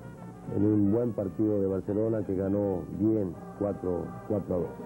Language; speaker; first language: Spanish; native; Spanish